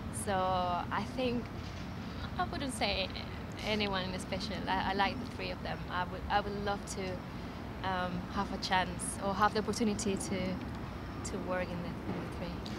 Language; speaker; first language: English; non-native, fluent; Spanish